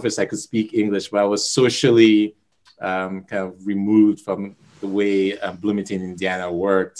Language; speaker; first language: English; non-native, local second language; Igbo